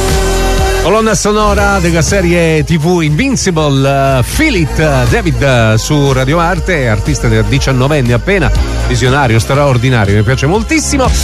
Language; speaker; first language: Italian; native; Italian